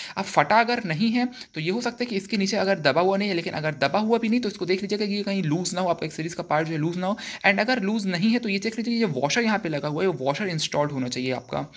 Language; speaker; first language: Hindi; native; Hindi